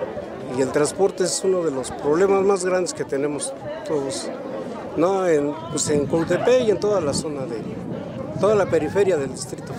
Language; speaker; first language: Spanish; native; Spanish